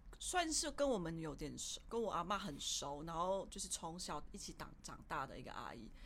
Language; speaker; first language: Chinese; early bilingual, heritage; Chinese